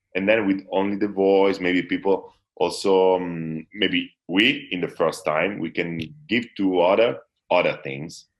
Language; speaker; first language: English; non-native, fluent; Italian